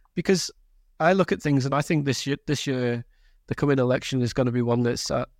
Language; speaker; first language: English; native; English